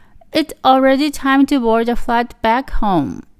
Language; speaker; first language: English; non-native, learner; Japanese